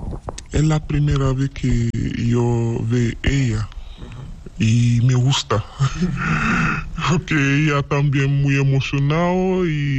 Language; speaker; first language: Spanish; non-native, learner; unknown